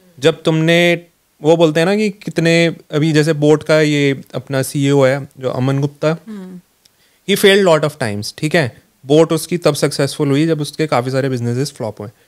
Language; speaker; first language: Hindi; native; Hindi